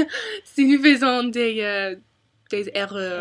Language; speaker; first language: French; non-native, learner; English